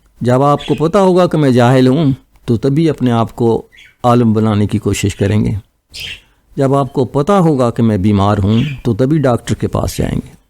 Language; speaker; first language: Urdu; non-native, local second language; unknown